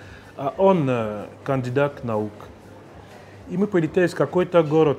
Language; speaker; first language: Russian; non-native, fluent; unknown